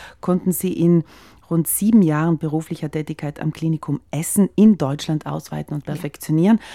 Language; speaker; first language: German; native; German